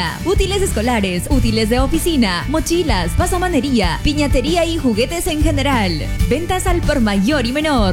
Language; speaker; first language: Spanish; native; Spanish